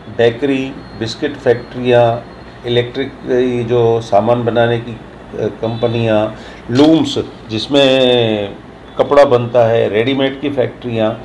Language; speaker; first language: Hindi; non-native, local second language; Sindhi